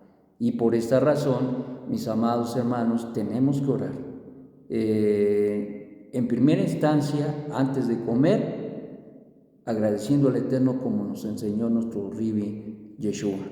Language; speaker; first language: Spanish; native; Spanish